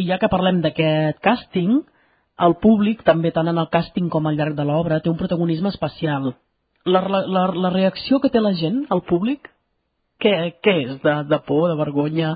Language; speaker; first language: Catalan; native; Catalan